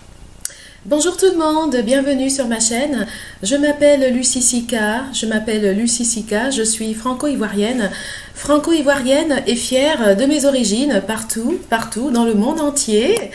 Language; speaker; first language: French; native; French